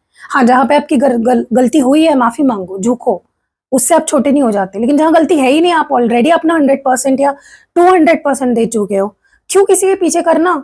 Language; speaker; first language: Hindi; non-native, local second language; Marathi